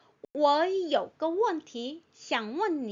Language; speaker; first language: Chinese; non-native, fluent; Korean